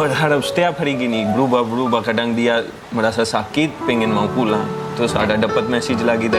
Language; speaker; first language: Indonesian; non-native, fluent; Hindi